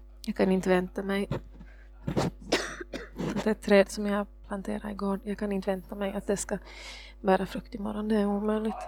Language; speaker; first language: Swedish; non-native, fluent; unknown